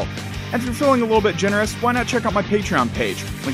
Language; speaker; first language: English; native; English